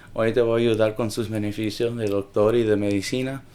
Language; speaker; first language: Spanish; early bilingual, heritage; Spanish